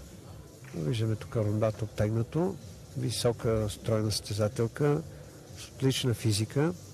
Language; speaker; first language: Bulgarian; native; Bulgarian